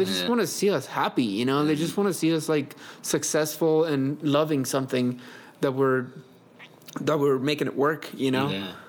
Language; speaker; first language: English; early bilingual, other home language; Spanish